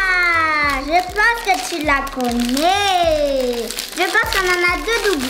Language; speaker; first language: French; native; French